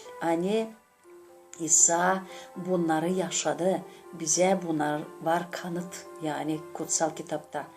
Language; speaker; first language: Turkish; non-native, learner; Gagauz